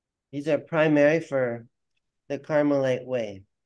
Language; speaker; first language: English; native; English